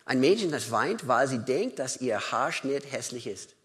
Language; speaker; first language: German; non-native, fluent; English